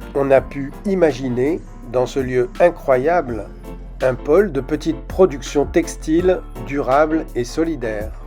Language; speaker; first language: French; native; French